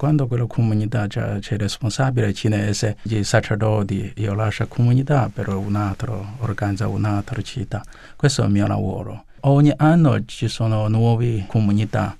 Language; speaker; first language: Italian; non-native, learner; Chinese